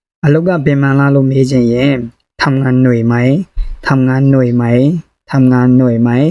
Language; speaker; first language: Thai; non-native, fluent; Burmese